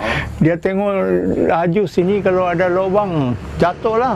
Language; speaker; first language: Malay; non-native, local second language; Tamil